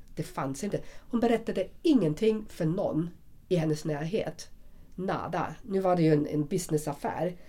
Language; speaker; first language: Swedish; non-native, fluent; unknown